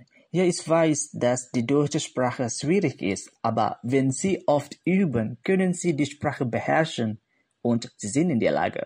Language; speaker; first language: German; non-native, fluent; Indonesian